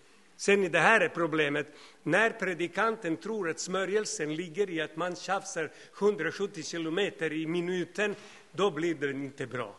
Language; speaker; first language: Swedish; non-native, fluent; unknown